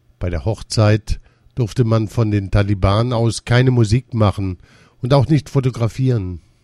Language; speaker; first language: German; non-native, fluent; Persian